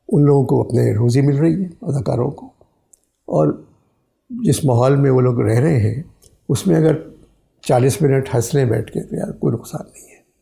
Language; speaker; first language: Urdu; native; Urdu